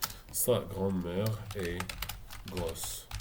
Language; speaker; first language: French; non-native, fluent; Arabic